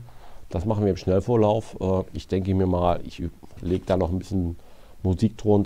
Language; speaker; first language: German; native; German